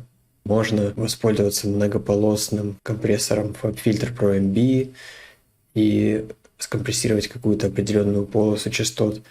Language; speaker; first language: Russian; native; Russian